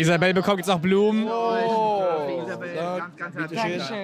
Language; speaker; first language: German; native; German